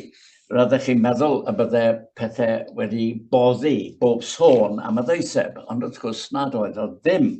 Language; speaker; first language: Welsh; native; Welsh